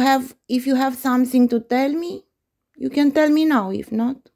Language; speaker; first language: English; non-native, fluent; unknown